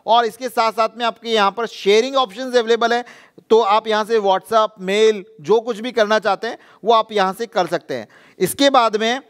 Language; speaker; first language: Hindi; non-native, local second language; Gujarati